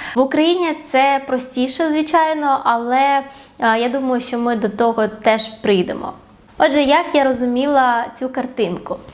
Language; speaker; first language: Ukrainian; non-native, local second language; Russian